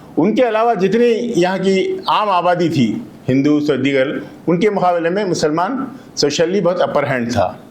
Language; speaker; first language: Urdu; native; Urdu